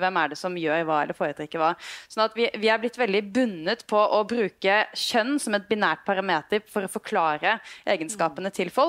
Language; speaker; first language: Norwegian; native; Norwegian